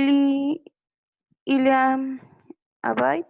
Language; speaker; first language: French; non-native, learner; Spanish